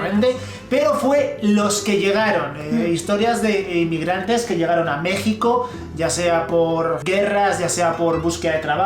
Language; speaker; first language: Spanish; native; Spanish